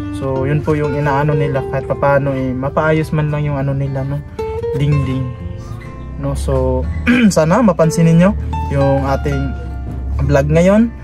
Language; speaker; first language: Filipino; non-native, local second language; Cebuano